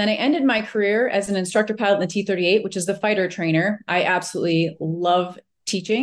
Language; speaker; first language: English; native; English